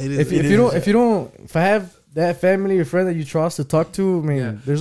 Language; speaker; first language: English; early bilingual, other home language; Spanish